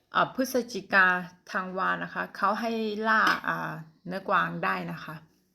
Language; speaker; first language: Thai; non-native, local second language; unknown